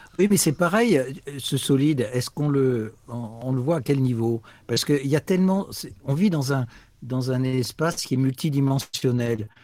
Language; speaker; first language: French; native; French